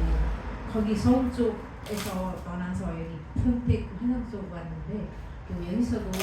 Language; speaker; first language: Korean; non-native, fluent; Nepali